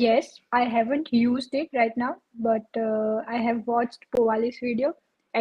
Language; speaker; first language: English; non-native, local second language; Gujarati